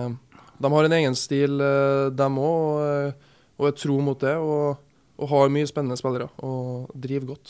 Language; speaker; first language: Norwegian; native; Norwegian